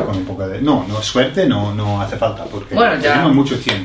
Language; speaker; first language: Spanish; non-native, fluent; English